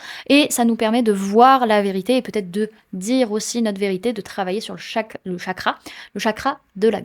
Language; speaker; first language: French; native; French